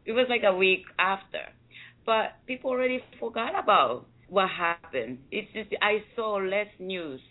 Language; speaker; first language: English; non-native, fluent; Japanese